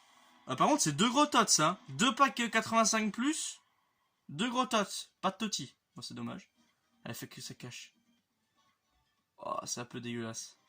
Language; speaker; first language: French; native; French